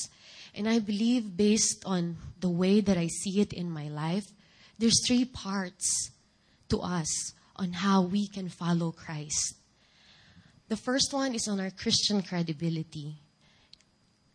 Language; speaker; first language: English; non-native, local second language; Filipino